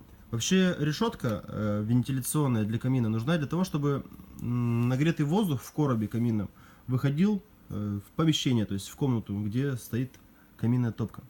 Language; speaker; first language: Russian; native; Russian